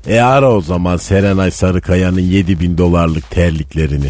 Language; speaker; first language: Turkish; native; Turkish